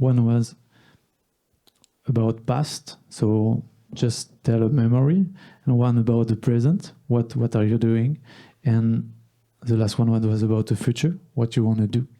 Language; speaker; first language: English; non-native, learner; French